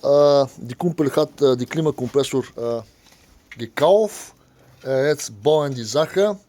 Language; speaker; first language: German; non-native, learner; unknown